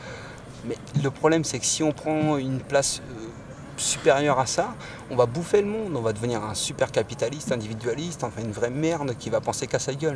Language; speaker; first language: French; native; French